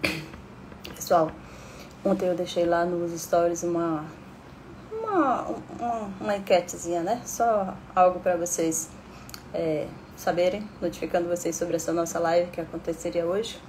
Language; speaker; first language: Portuguese; native; Portuguese